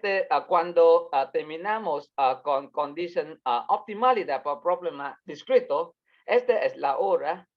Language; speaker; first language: Spanish; non-native, learner; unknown